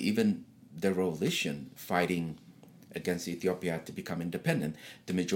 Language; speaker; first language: English; non-native, fluent; Tigrinya